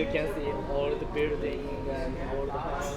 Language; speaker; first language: English; non-native, learner; Japanese